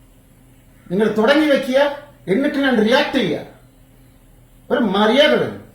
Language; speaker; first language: Malayalam; non-native, fluent; Tamil